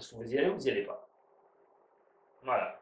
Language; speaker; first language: French; native; French